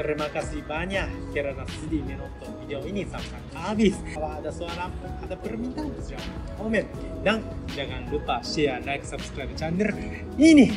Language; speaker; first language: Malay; non-native, learner; Japanese